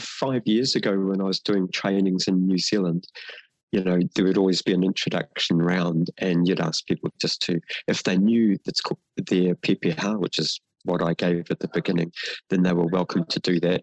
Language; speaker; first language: English; non-native, local second language; Māori